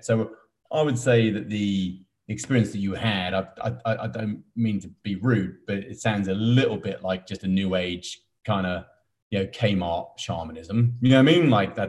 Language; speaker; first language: English; native; English